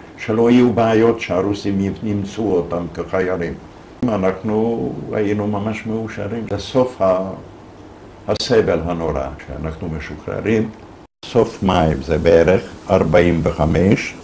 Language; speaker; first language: Hebrew; non-native, fluent; Hungarian